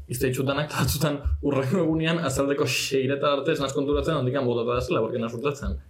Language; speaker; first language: Basque; non-native, local second language; Spanish